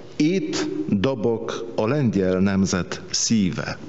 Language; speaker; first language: Hungarian; non-native, fluent; Polish